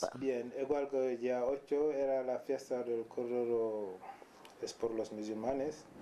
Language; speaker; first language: Spanish; non-native, learner; Wolof